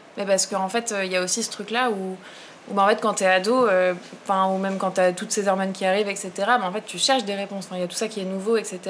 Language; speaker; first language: French; native; French